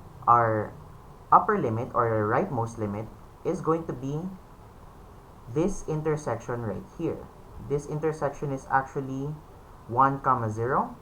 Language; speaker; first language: English; non-native, local second language; Filipino